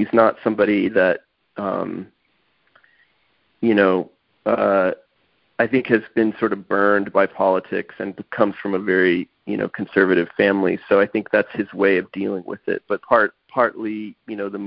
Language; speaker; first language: English; native; English